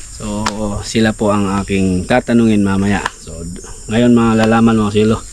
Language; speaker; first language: Filipino; non-native, local second language; Cebuano